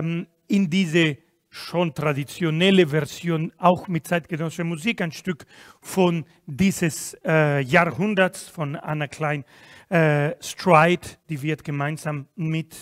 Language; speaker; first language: German; non-native, fluent; Spanish